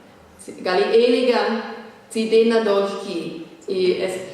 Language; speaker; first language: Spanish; non-native, fluent; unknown